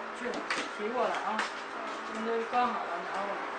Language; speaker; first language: Chinese; native; Chinese